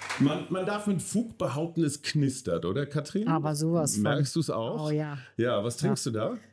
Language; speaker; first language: German; native; German